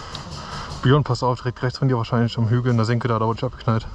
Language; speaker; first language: German; native; German